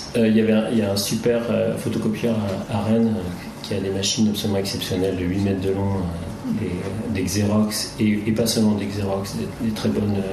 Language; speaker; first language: French; native; French